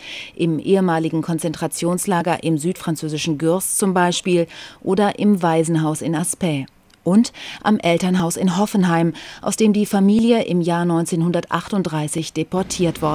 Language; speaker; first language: German; native; German